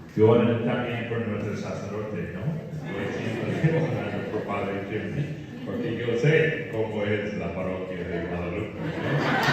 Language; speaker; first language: Spanish; non-native, fluent; English